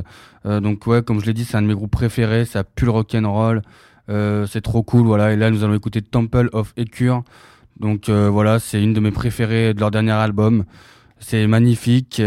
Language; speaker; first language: French; native; French